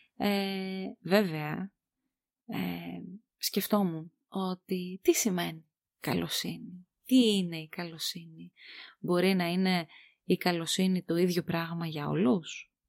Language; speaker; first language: Greek; native; Greek